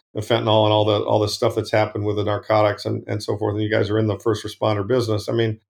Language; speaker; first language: English; native; English